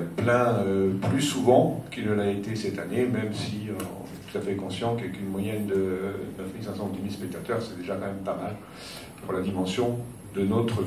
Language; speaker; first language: French; native; French